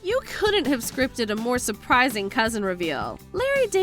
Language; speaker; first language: English; native; English